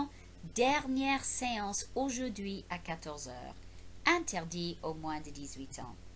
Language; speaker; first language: French; non-native, fluent; English